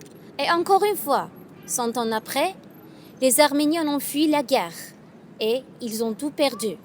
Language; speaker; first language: French; non-native, fluent; Armenian